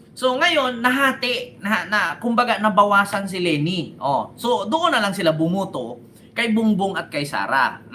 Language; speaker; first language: Filipino; native; Filipino